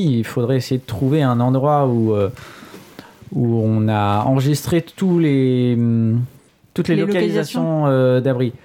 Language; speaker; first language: French; native; French